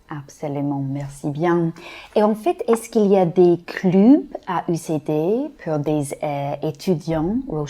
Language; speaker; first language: French; non-native, fluent; English